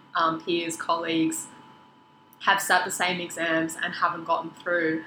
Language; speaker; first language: English; native; English